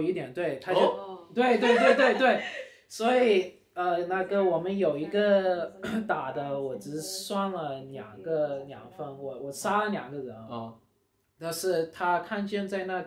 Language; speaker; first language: Chinese; early bilingual, heritage; Chinese